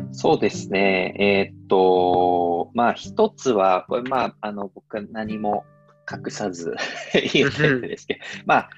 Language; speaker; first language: Japanese; native; Japanese